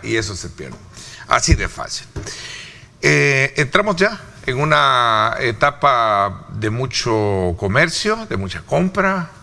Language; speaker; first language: Spanish; native; Spanish